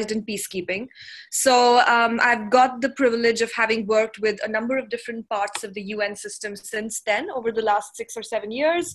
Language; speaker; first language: English; non-native, local second language; Hindi